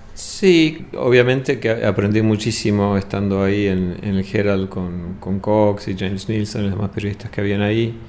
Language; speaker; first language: Spanish; early bilingual, other home language; English